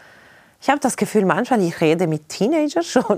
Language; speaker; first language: German; non-native, local second language; Italian